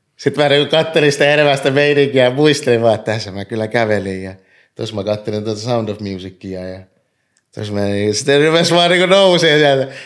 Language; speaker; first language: Finnish; early bilingual, other home language; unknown